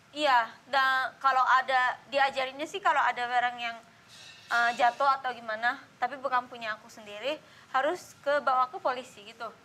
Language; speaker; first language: Indonesian; non-native, fluent; Japanese